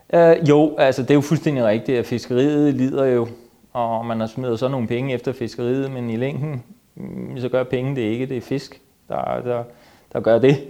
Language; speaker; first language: Danish; native; Danish